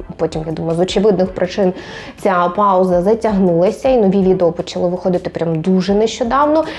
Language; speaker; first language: Ukrainian; non-native, local second language; Russian